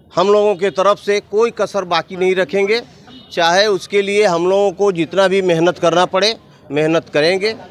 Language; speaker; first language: Hindi; native; Hindi